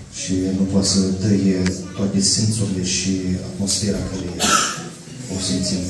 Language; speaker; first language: Romanian; non-native, learner; Russian